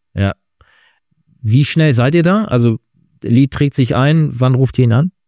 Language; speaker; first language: German; native; German